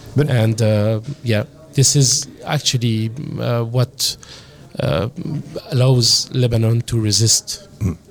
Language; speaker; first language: English; non-native, fluent; French